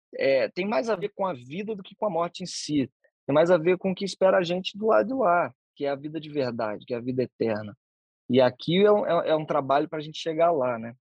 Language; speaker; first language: Portuguese; native; Portuguese